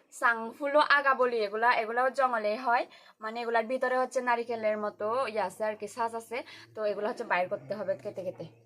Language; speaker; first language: Bangla; non-native, local second language; Chakma